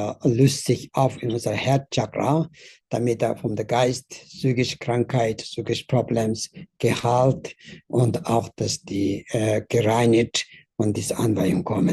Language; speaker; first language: German; non-native, learner; Tibetan